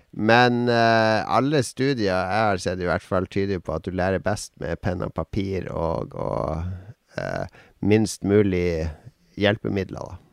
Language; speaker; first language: Norwegian; native; Norwegian